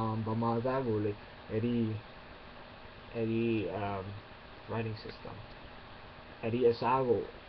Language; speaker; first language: Burmese; non-native, learner; English